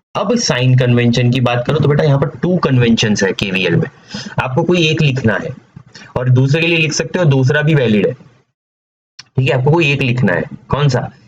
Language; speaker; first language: Hindi; non-native, local second language; Gujarati